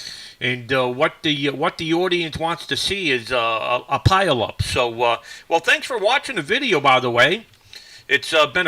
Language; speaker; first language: English; native; English